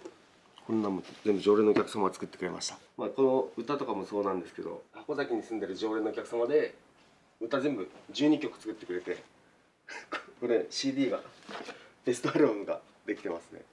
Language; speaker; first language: Japanese; native; Japanese